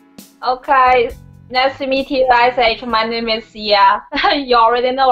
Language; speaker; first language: English; non-native, learner; Chinese